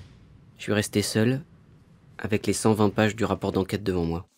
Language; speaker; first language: French; native; French